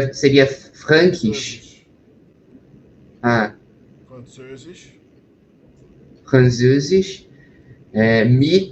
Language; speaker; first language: German; non-native, learner; Portuguese